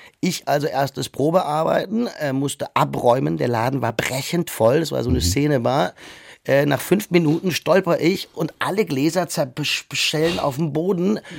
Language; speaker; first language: German; native; German